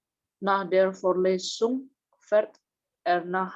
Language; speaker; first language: German; non-native, learner; Indonesian